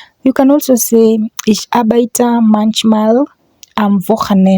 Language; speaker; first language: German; non-native, fluent; English